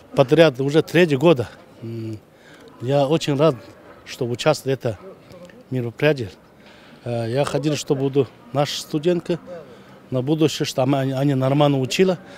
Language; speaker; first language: Russian; non-native, learner; Chinese